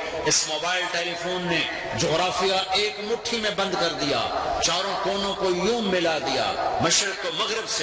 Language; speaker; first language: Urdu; non-native, local second language; Punjabi